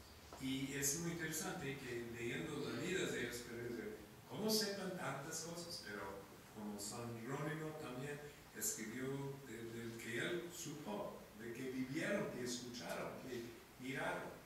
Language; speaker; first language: Spanish; non-native, fluent; English